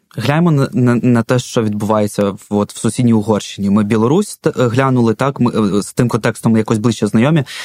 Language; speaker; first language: Ukrainian; non-native, local second language; Russian